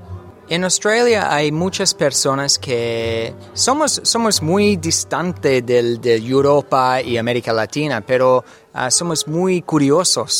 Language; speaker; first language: Spanish; non-native, fluent; English